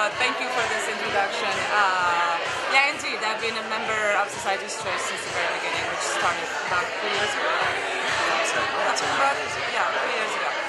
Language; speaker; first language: English; non-native, fluent; Arabic